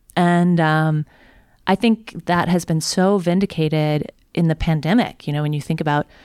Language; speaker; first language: English; native; English